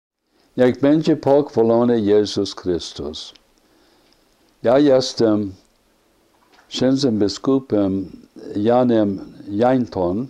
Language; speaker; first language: Polish; early bilingual, heritage; Polish